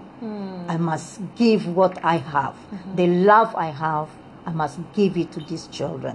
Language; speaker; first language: English; non-native, fluent; Lingala